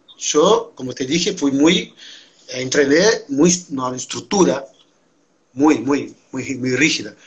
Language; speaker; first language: Spanish; non-native, fluent; Portuguese